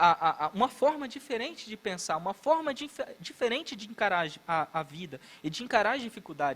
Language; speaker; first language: Portuguese; native; Portuguese